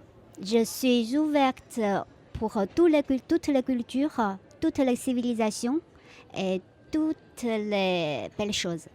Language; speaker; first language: French; non-native, fluent; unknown